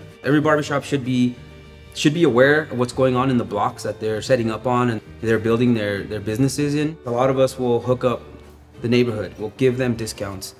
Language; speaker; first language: English; early bilingual, other home language; Spanish